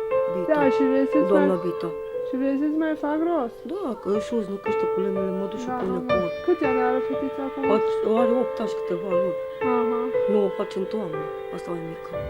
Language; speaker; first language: Romanian; native; Romanian